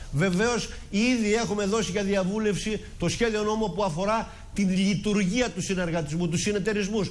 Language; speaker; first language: Greek; native; Greek